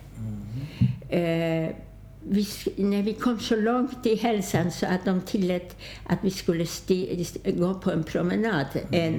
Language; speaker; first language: Swedish; non-native, fluent; Polish